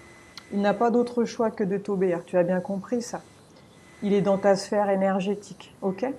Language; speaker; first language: French; native; French